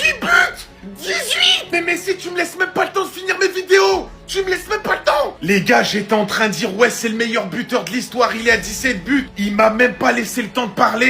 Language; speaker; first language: French; native; French